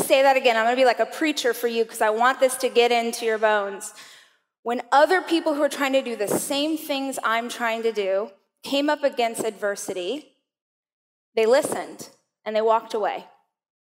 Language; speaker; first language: English; native; English